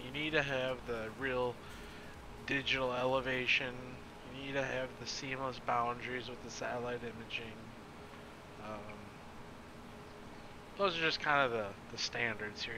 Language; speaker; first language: English; native; English